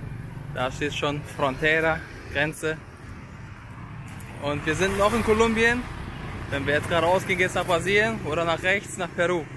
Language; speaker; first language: German; native; German